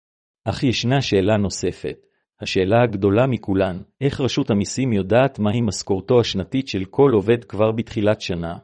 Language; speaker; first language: Hebrew; native; Hebrew